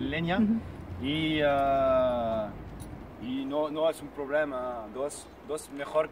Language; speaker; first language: Spanish; non-native, learner; French